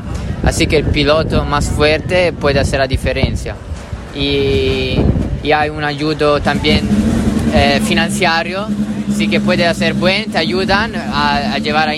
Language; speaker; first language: Spanish; non-native, learner; Italian